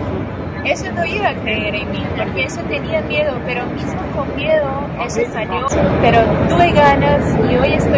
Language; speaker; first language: Spanish; non-native, fluent; Portuguese